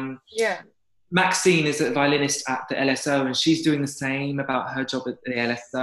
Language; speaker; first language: English; native; English